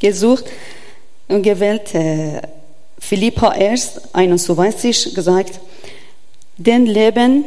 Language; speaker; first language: German; non-native, learner; Persian